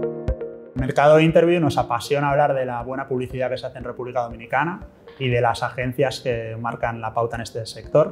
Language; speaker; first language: Spanish; native; Spanish